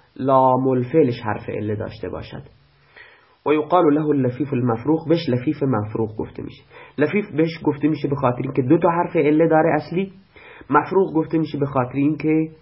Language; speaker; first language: Persian; non-native, local second language; Baluchi